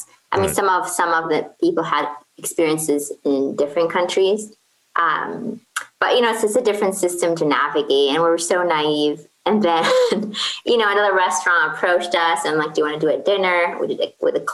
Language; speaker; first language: English; non-native, fluent; Arabic